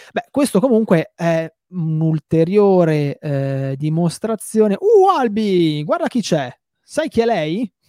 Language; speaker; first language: Italian; native; Italian